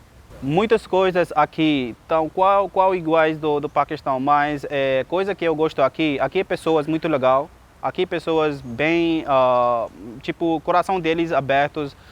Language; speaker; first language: Portuguese; non-native, learner; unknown